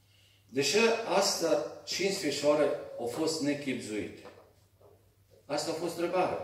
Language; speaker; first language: Romanian; non-native, learner; Serbian